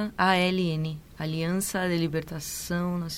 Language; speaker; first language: Spanish; non-native, learner; Portuguese